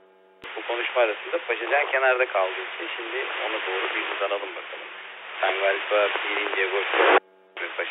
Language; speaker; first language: Turkish; native; Turkish